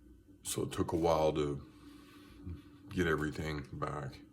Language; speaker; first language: English; native; English